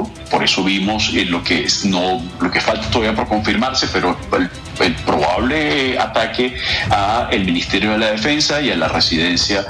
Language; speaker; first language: Spanish; native; Spanish